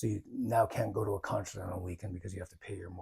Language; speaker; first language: English; native; English